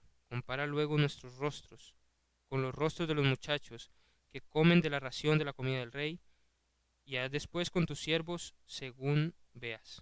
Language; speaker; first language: Spanish; native; Spanish